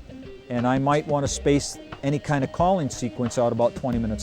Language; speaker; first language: English; native; English